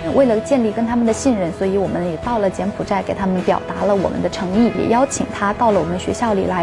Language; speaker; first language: Chinese; native; Chinese